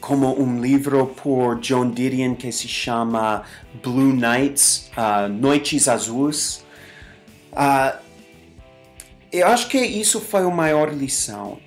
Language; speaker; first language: Portuguese; non-native, fluent; English